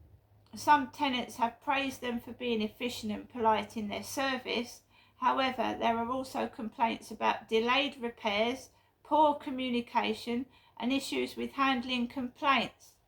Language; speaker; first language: English; native; English